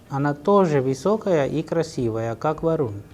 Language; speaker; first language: Russian; non-native, fluent; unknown